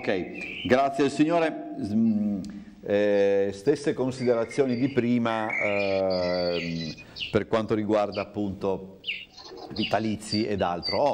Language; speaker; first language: Italian; native; Italian